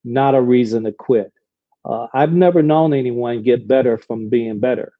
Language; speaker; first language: English; native; English